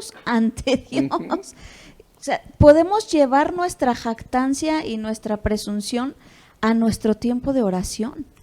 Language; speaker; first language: Spanish; native; Spanish